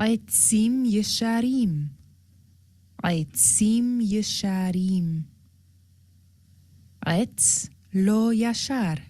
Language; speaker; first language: Hebrew; non-native, learner; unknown